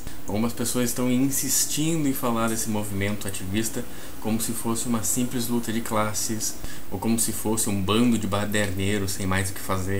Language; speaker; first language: Portuguese; native; Portuguese